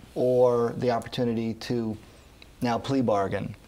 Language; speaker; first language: English; native; English